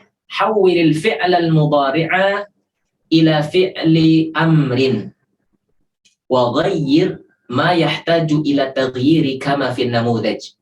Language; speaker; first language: Arabic; non-native, fluent; Indonesian